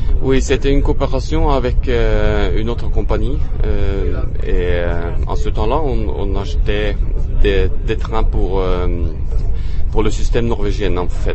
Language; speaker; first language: French; non-native, fluent; Norwegian